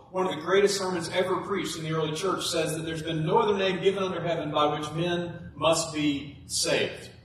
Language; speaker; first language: English; native; English